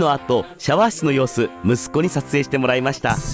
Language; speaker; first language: Japanese; native; Japanese